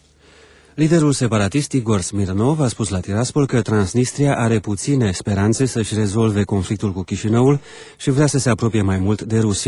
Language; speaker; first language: Romanian; native; Romanian